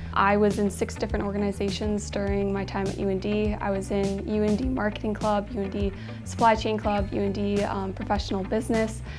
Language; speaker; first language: English; native; English